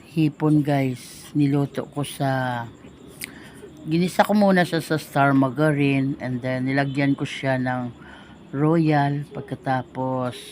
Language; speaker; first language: Filipino; non-native, local second language; Cebuano